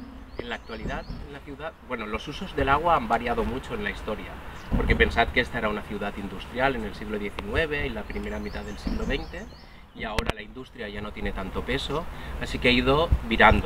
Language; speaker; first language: Spanish; native; Spanish